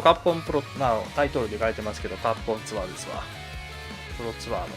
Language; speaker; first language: Japanese; native; Japanese